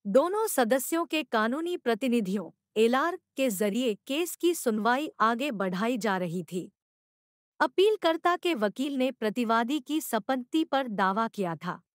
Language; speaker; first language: Hindi; non-native, local second language; Marathi